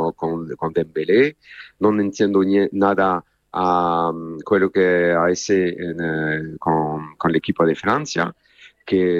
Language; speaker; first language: Spanish; non-native, fluent; Italian